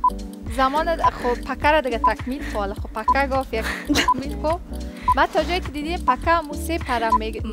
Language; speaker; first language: Persian; native; Persian